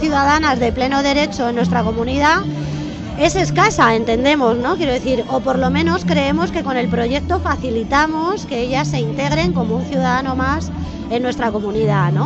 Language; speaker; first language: Spanish; native; Spanish